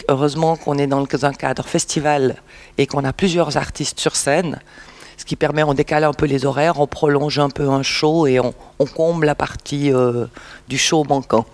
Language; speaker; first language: French; native; French